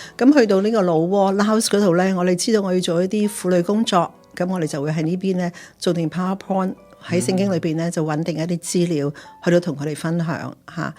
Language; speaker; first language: Cantonese; native; Cantonese